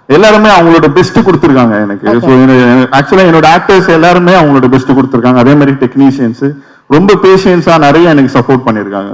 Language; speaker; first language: Tamil; native; Tamil